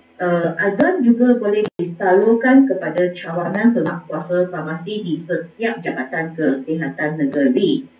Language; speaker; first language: Malay; non-native, local second language; Chinese